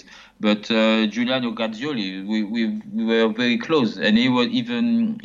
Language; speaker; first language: English; non-native, fluent; French